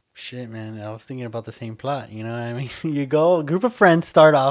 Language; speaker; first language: English; early bilingual, other home language; Spanish